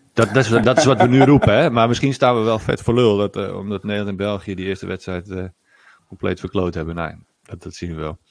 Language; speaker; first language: Dutch; native; Dutch